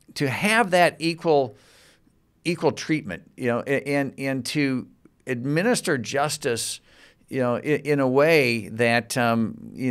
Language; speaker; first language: English; native; English